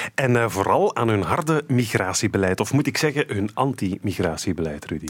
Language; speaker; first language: Dutch; native; Dutch